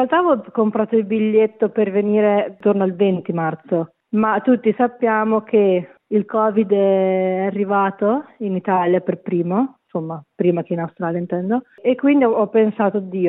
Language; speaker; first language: Italian; native; Italian